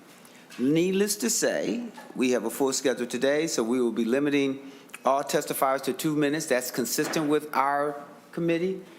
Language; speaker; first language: English; native; English